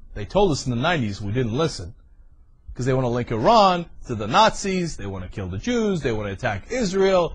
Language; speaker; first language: English; native; English